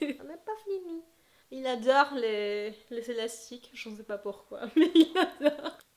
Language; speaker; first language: French; non-native, fluent; Spanish